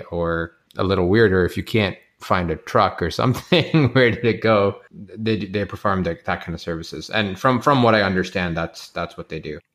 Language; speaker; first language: English; native; English